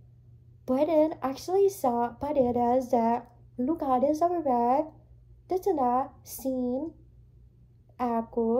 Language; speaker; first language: Spanish; early bilingual, heritage; English